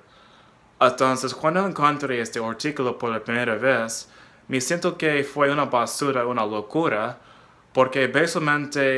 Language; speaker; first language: Spanish; non-native, fluent; English